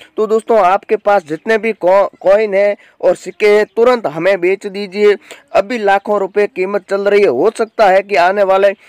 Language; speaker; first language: Hindi; native; Hindi